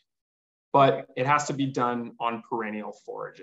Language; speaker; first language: English; native; English